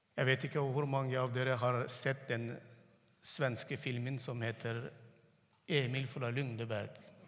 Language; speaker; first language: Norwegian; non-native, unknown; Turkmen